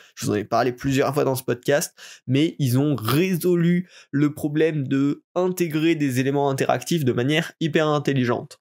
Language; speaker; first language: French; native; French